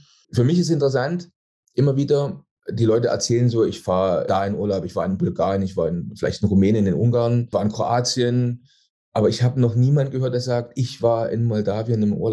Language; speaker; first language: German; native; German